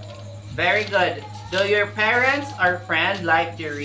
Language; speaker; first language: English; non-native, local second language; Cebuano